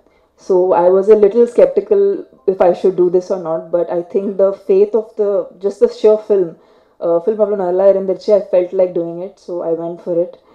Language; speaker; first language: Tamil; non-native, fluent; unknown